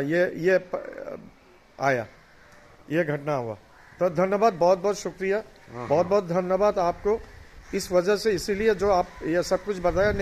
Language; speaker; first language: Hindi; non-native, fluent; Bangla